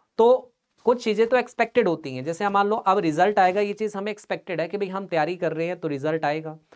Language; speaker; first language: Hindi; non-native, local second language; Punjabi